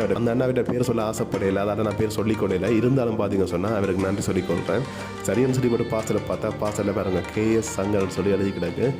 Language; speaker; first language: Tamil; native; Tamil